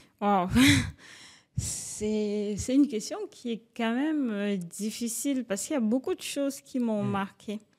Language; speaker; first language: French; native; French